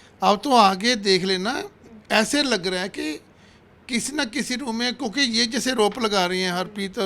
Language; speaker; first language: Hindi; non-native, local second language; Punjabi